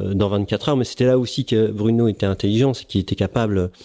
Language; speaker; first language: French; native; French